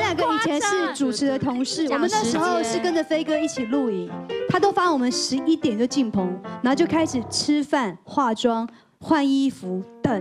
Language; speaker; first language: Chinese; native; Chinese